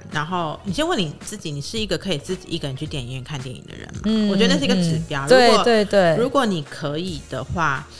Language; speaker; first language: Chinese; native; Chinese